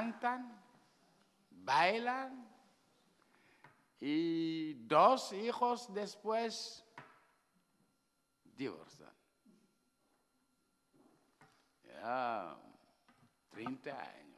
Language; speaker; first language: Spanish; non-native, learner; Wolof